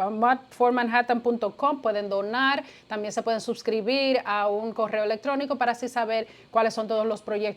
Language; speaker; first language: Spanish; native; Spanish